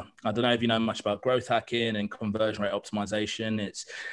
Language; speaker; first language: English; native; English